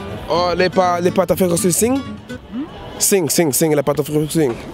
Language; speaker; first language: French; non-native, learner; German